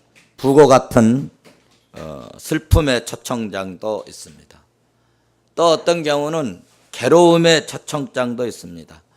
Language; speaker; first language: Korean; native; Korean